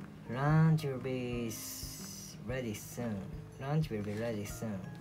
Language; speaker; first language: English; non-native, learner; Japanese